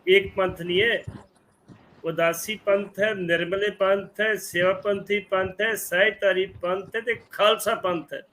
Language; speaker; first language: Hindi; non-native, local second language; Punjabi